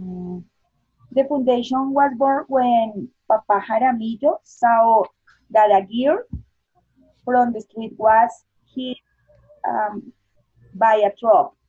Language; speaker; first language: English; non-native, learner; Spanish